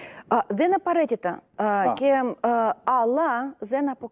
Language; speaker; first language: Greek; non-native, learner; Russian